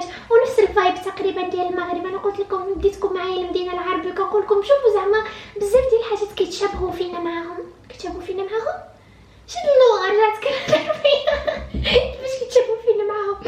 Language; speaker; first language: Arabic; native; Arabic